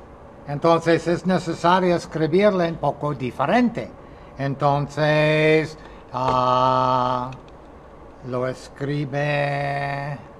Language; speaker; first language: Spanish; non-native, fluent; English